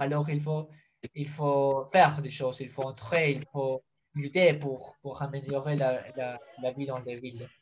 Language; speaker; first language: French; non-native, fluent; Spanish